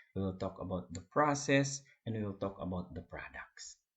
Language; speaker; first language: English; non-native, local second language; Filipino